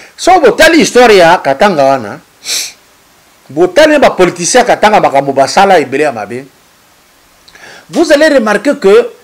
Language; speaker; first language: Lingala; non-native, local second language; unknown